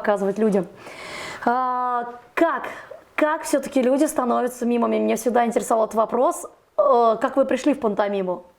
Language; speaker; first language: Russian; native; Russian